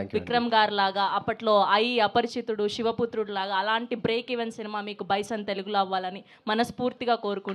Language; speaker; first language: Telugu; native; Telugu